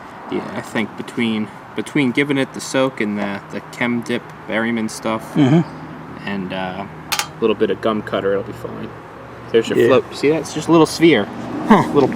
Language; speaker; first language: English; native; English